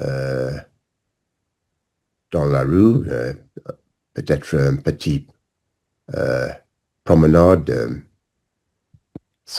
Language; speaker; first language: French; non-native, learner; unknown